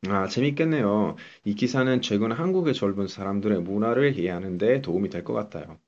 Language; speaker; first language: Korean; non-native, fluent; Italian